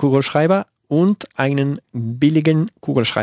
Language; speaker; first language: German; non-native, learner; Spanish